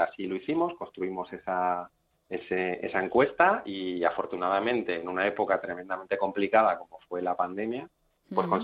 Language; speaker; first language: Spanish; native; Spanish